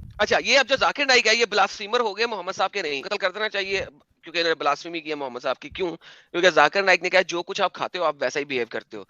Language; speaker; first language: Urdu; non-native, local second language; Punjabi